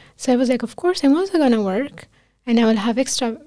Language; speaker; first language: English; non-native, fluent; Pashto